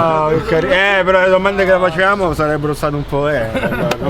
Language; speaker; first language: Italian; native; Italian